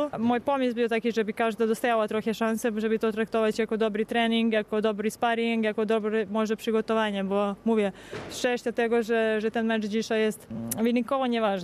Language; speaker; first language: Polish; non-native, fluent; Serbian